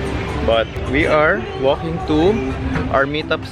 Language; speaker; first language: English; non-native, local second language; Filipino